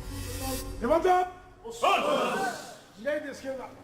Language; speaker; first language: Portuguese; non-native, learner; Japanese